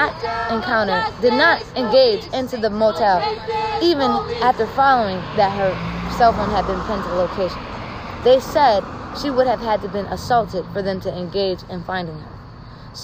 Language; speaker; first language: English; native; English